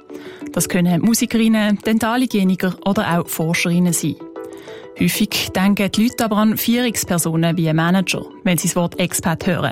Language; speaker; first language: German; native; German